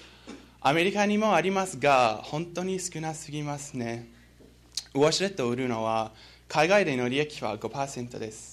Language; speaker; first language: Japanese; non-native, learner; English